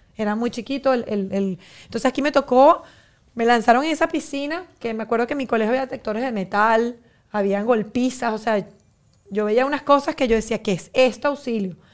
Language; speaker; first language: Spanish; native; Spanish